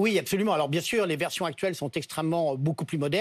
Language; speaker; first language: French; native; French